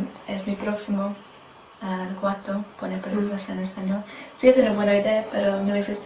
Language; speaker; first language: Spanish; non-native, learner; English